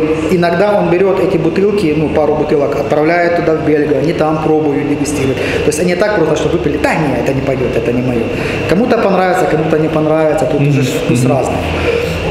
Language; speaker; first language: Russian; native; Russian